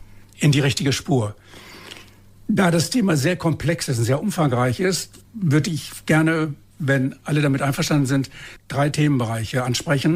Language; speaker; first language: German; native; German